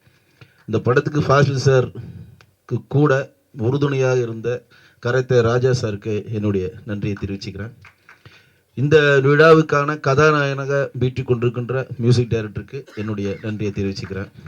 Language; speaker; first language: Tamil; native; Tamil